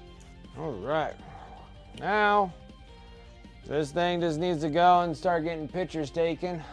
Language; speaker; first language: English; native; English